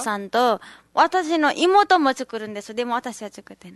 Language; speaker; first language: Japanese; non-native, learner; Nepali